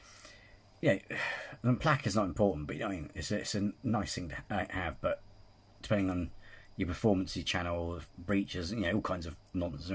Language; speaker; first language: English; native; English